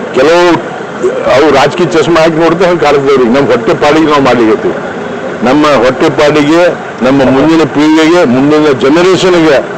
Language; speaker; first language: Kannada; non-native, local second language; Lambadi